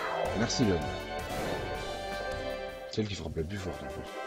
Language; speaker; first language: French; native; French